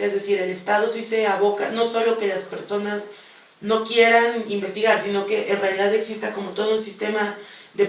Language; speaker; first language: Spanish; native; Spanish